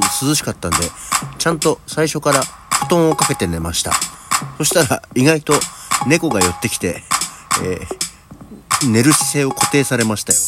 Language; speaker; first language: Japanese; native; Japanese